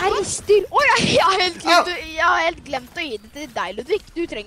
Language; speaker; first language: Norwegian; native; Norwegian